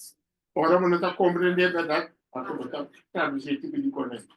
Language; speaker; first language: Portuguese; non-native, learner; Papiamento